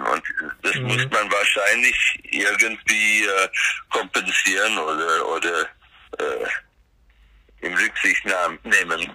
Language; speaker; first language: German; non-native, fluent; Swedish